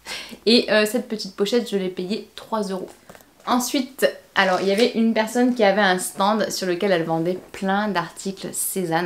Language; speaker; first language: French; native; French